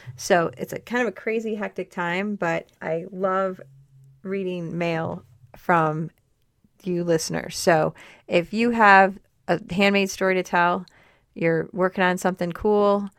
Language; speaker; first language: English; native; English